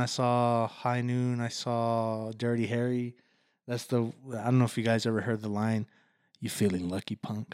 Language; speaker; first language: English; early bilingual, other home language; Spanish